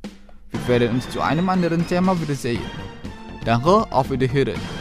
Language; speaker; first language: German; non-native, fluent; Indonesian